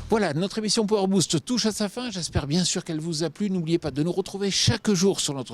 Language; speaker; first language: French; native; French